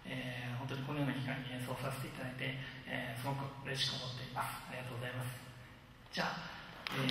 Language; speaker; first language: Japanese; native; Japanese